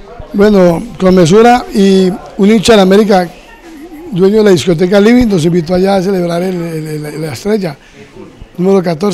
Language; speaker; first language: Spanish; native; Spanish